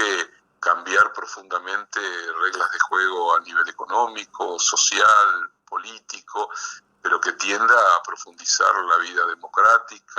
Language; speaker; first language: Spanish; native; Spanish